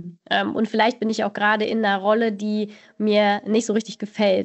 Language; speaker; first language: German; native; German